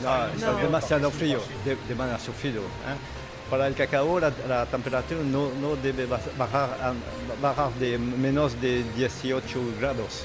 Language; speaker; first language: Spanish; non-native, fluent; French